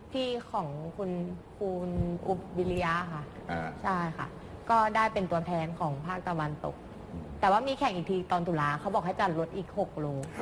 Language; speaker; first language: Thai; native; Thai